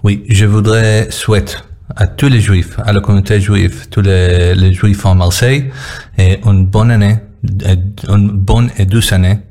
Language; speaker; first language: French; non-native, learner; Hebrew